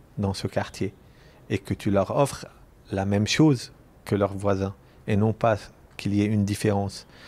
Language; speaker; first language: French; non-native, local second language; Arabic